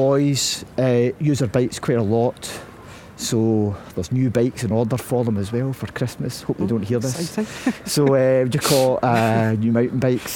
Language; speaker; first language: English; native; English